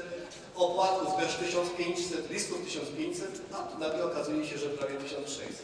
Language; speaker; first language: Polish; native; Polish